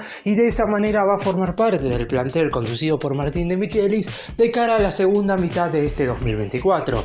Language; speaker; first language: Spanish; native; Spanish